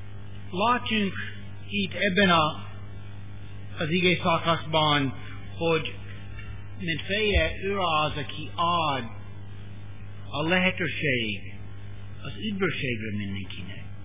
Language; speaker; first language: Hungarian; non-native, learner; English